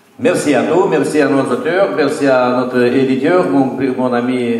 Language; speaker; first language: French; non-native, fluent; Romanian